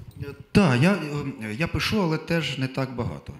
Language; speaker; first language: German; non-native, learner; Ukrainian